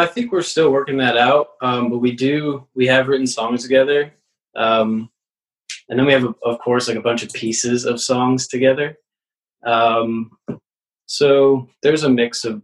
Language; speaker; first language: English; native; English